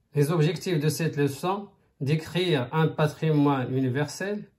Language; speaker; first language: French; non-native, local second language; Arabic